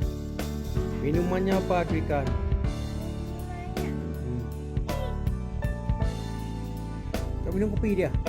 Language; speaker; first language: Indonesian; non-native, local second language; Achinese